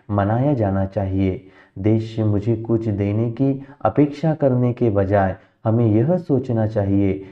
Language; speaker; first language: Hindi; non-native, local second language; Marathi